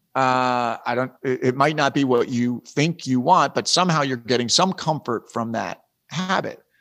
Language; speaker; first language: English; native; English